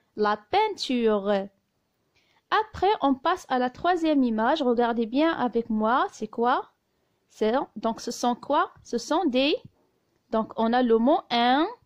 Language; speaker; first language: French; non-native, local second language; Arabic